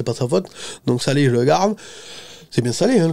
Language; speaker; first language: French; native; French